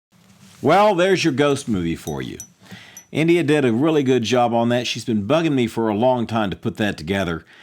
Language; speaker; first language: English; native; English